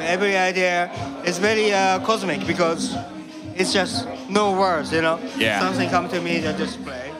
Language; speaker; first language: English; non-native, learner; Japanese